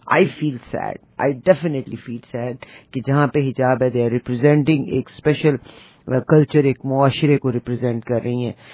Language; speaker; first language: Urdu; native; Urdu